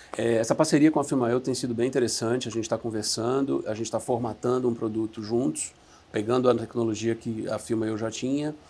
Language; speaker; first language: Portuguese; native; Portuguese